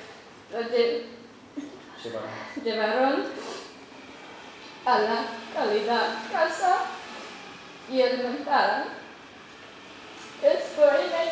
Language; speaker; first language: Spanish; non-native, learner; English